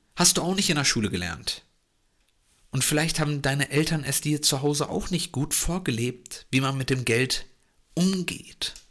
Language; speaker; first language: German; native; German